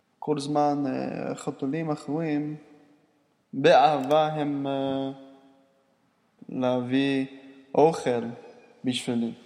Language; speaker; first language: Hebrew; non-native, learner; English